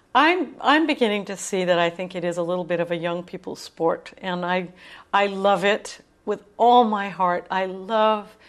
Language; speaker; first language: English; native; English